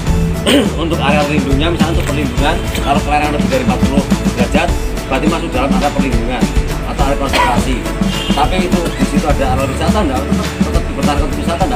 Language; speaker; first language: Indonesian; native; Indonesian